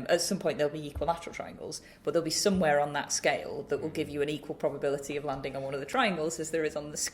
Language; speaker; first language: English; native; English